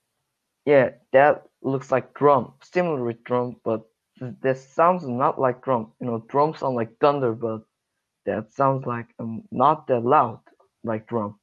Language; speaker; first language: English; non-native, learner; Korean